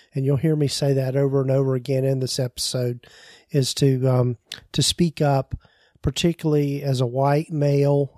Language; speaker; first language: English; native; English